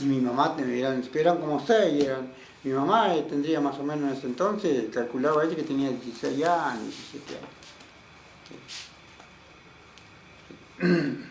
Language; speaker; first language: Spanish; native; Spanish